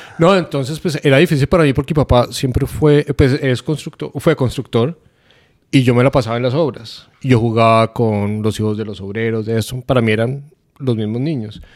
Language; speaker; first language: Spanish; native; Spanish